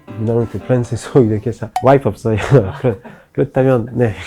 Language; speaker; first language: Korean; non-native, learner; French